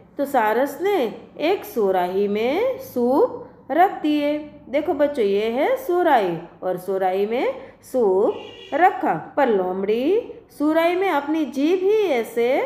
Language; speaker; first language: Hindi; non-native, local second language; Gujarati